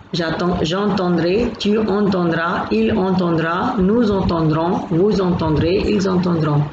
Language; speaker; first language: French; non-native, fluent; Gujarati